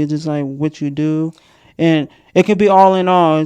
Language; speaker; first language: English; native; English